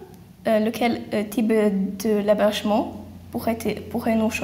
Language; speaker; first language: French; non-native, learner; Lithuanian